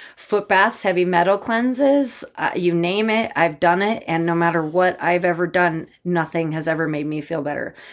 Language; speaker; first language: English; native; English